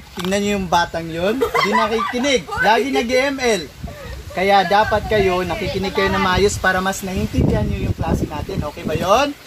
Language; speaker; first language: Filipino; non-native, local second language; Cebuano